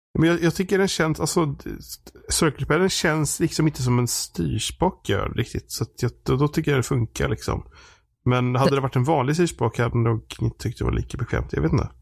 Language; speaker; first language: Swedish; native; Swedish